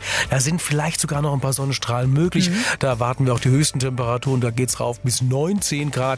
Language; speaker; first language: German; native; German